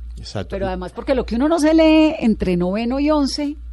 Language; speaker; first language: Spanish; native; Spanish